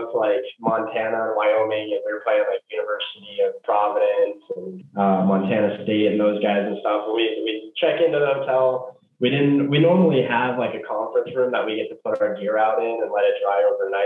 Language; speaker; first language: English; native; English